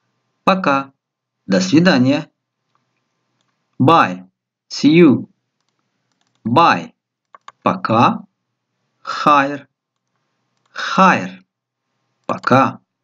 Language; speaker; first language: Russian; non-native, local second language; Tajik